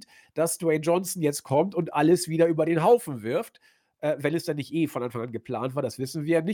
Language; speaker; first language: German; native; German